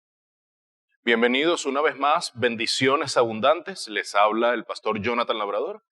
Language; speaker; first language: Spanish; native; Spanish